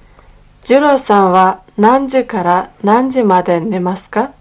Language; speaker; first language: Japanese; non-native, learner; Mongolian